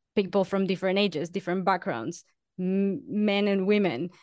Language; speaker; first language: English; non-native, fluent; Spanish